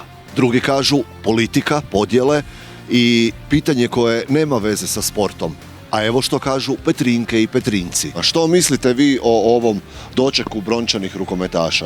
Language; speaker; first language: Croatian; native; Croatian